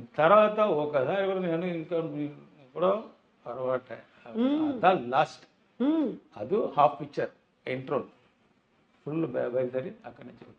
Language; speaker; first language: Telugu; non-native, learner; Tamil